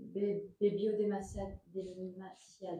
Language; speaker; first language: Spanish; non-native, learner; French